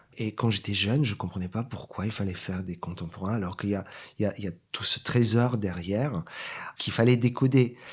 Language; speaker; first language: French; non-native, fluent; Bulgarian